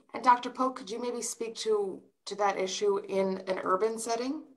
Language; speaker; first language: English; native; English